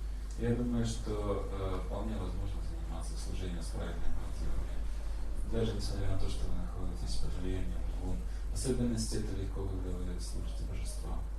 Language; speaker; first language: Russian; native; Russian